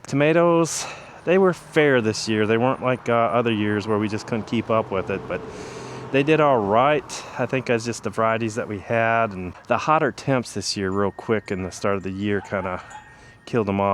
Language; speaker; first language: English; native; English